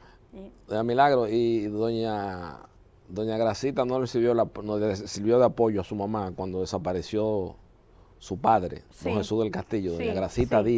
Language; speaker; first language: Spanish; native; Spanish